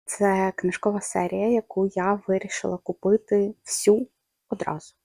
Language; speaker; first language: Ukrainian; non-native, local second language; Russian